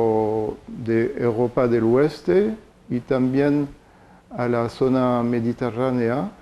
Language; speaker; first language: Spanish; non-native, fluent; French